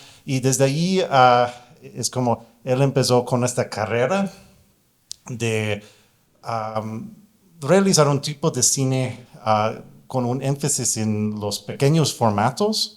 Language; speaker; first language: Spanish; non-native, fluent; English